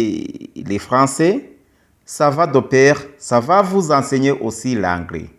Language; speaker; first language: French; non-native, local second language; Kinyarwanda